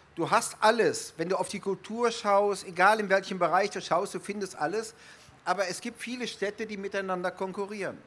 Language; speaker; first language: German; native; German